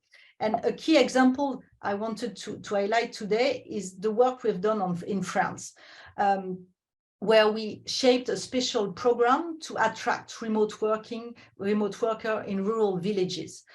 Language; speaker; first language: English; non-native, fluent; French